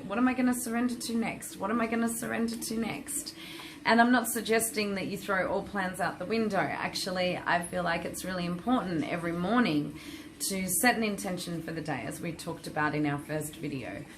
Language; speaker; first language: English; native; English